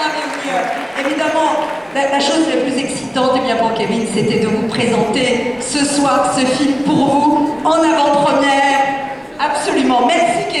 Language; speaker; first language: French; native; French